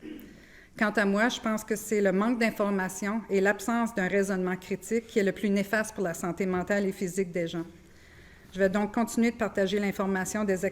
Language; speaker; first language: French; native; French